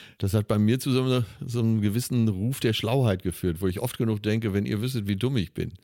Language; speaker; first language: German; native; German